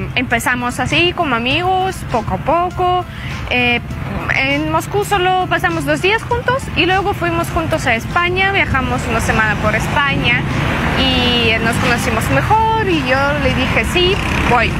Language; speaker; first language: Spanish; non-native, fluent; Russian